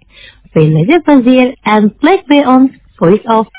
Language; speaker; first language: Dutch; non-native, fluent; Indonesian